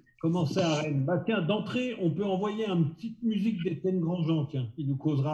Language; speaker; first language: French; native; French